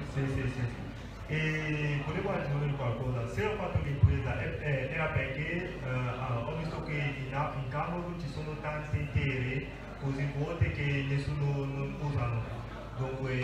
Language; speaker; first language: Italian; non-native, fluent; French